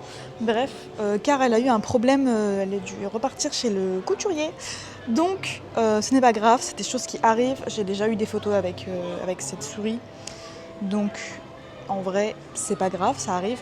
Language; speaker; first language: French; native; French